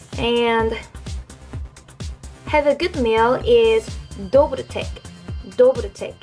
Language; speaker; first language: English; non-native, fluent; Korean